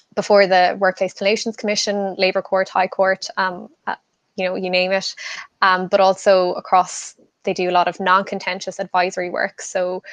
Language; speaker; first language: English; native; English